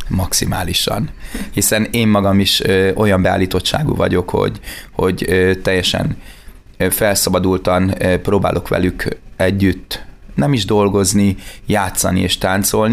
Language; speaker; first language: Hungarian; native; Hungarian